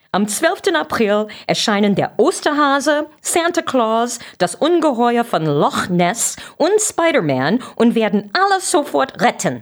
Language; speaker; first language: German; non-native, fluent; English